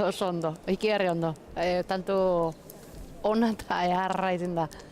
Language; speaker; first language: Basque; native; Basque